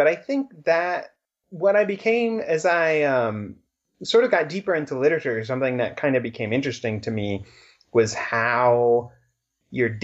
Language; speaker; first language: English; native; English